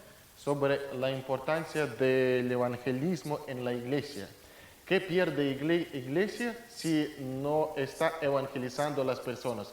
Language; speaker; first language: Spanish; non-native, fluent; Russian